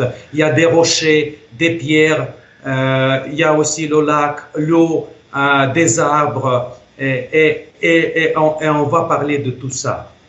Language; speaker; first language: French; non-native, fluent; Russian